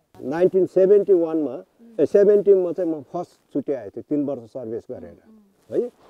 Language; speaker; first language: Nepali; non-native, local second language; Gurung